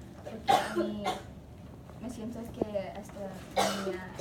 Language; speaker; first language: Spanish; non-native, learner; English